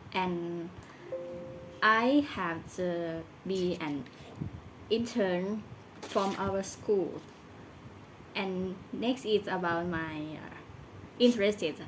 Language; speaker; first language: English; non-native, learner; Thai